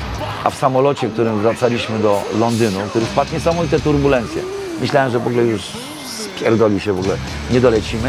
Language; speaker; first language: Polish; native; Polish